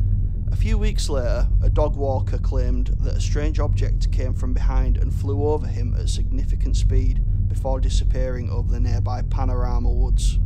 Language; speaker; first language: English; native; English